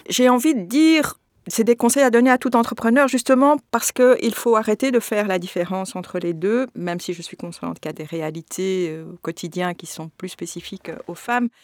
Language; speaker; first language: French; native; French